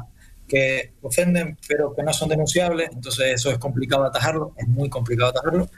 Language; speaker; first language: Spanish; native; Spanish